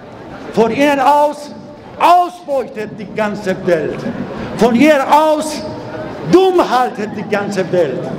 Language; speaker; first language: German; non-native, learner; Persian